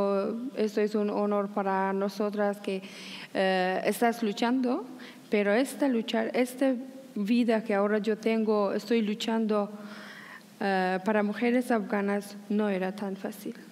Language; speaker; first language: Spanish; non-native, learner; Persian